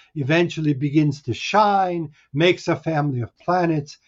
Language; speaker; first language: English; early bilingual, other home language; Hungarian